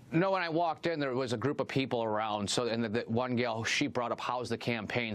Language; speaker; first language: English; native; English